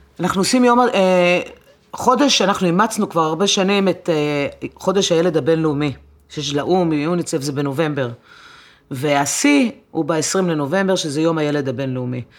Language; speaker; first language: Hebrew; non-native, fluent; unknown